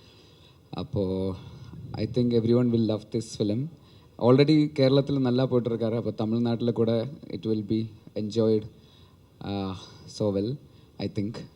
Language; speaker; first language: Tamil; non-native, learner; Malayalam